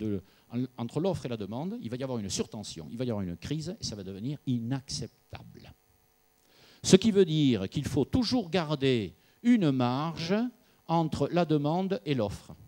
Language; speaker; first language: French; native; French